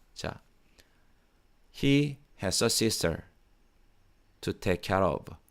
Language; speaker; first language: English; non-native, fluent; Korean